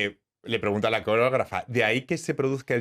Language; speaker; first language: Spanish; native; Spanish